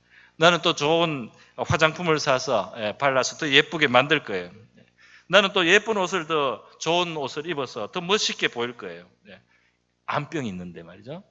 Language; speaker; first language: Korean; native; Korean